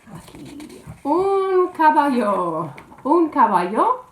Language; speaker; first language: Spanish; non-native, fluent; English